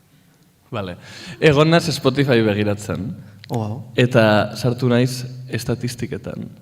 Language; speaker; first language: Basque; native; Basque